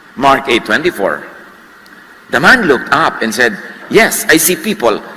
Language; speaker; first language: English; non-native, local second language; Filipino